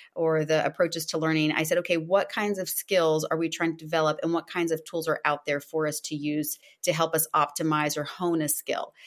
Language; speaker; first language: English; non-native, fluent; Portuguese